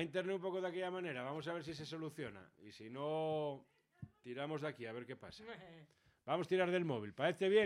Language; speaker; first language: Spanish; native; Spanish